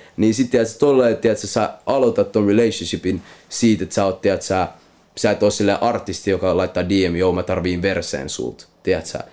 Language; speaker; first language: Finnish; non-native, local second language; Swedish